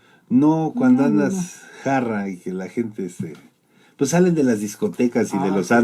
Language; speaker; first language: Spanish; native; Spanish